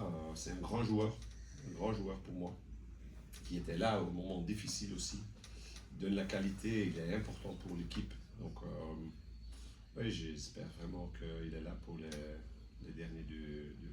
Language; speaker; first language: French; non-native, local second language; Dutch